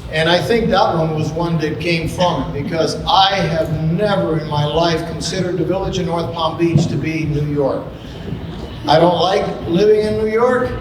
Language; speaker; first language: English; non-native, fluent; Spanish